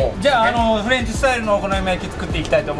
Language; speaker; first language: Japanese; native; Japanese